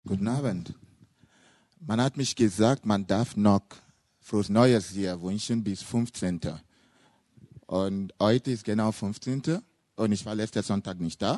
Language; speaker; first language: German; non-native, fluent; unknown